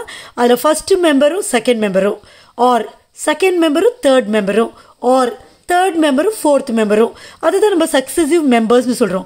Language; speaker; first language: Tamil; native; Tamil